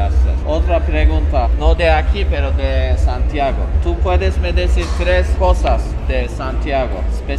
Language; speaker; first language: Spanish; non-native, learner; Turkish